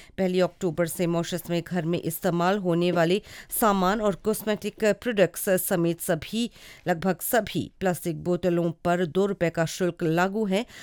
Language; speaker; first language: Hindi; non-native, local second language; Morisyen